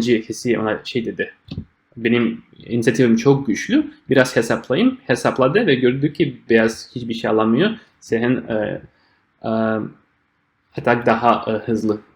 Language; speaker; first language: Turkish; non-native, fluent; Russian